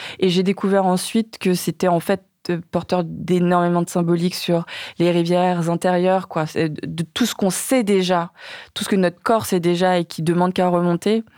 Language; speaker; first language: French; early bilingual, other home language; Vietnamese